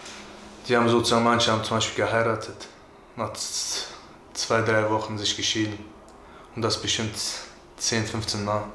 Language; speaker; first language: German; early bilingual, other home language; Turkish